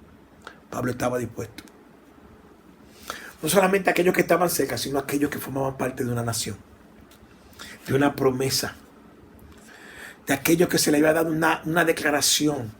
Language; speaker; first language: Spanish; native; Spanish